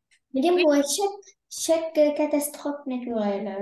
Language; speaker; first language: French; non-native, learner; Arabic